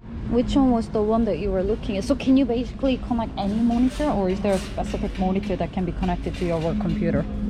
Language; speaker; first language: English; non-native, fluent; Korean